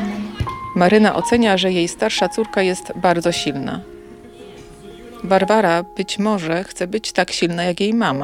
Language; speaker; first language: Polish; native; Polish